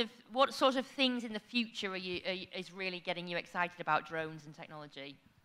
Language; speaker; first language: English; native; English